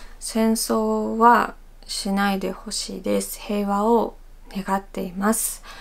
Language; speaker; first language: Japanese; non-native, fluent; Russian